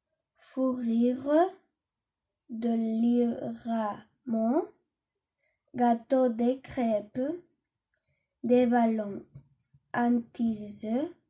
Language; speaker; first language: French; non-native, learner; Catalan